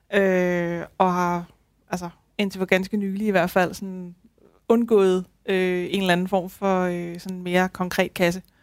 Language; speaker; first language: Danish; native; Danish